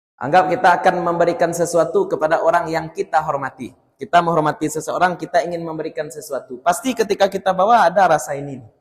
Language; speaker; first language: Malay; non-native, local second language; Minangkabau